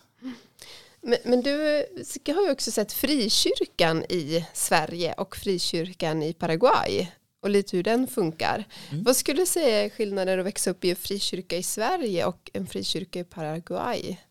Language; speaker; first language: Swedish; native; Swedish